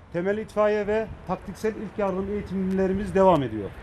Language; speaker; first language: Turkish; native; Turkish